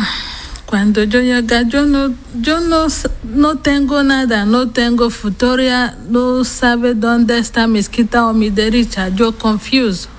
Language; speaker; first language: Spanish; non-native, learner; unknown